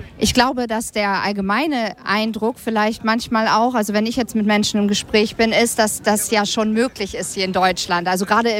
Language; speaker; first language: German; native; German